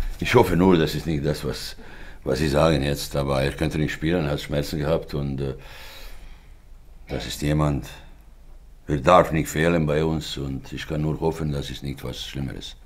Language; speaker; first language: German; non-native, fluent; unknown